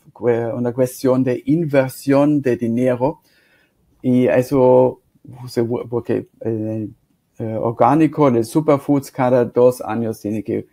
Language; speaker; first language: Spanish; non-native, fluent; German